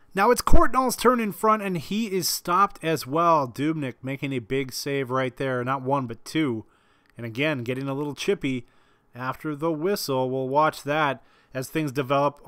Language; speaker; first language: English; native; English